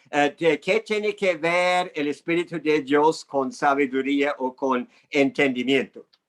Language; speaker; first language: Spanish; non-native, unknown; English